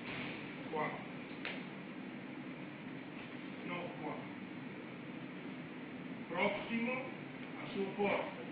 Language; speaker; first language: Italian; non-native, learner; Romanian